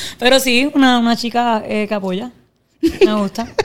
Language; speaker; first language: Spanish; native; Spanish